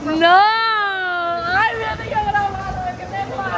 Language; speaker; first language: Spanish; native; Spanish